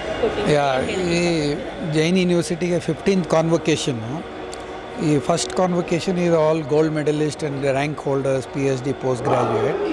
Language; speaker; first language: Kannada; non-native, fluent; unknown